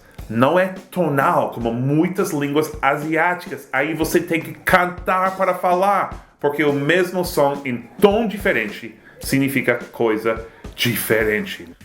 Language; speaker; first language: Portuguese; non-native, fluent; English